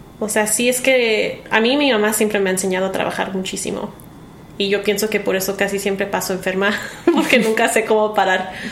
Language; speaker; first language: Spanish; early bilingual, heritage; Spanish